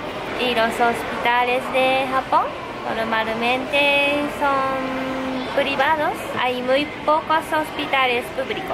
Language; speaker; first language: Spanish; non-native, fluent; Japanese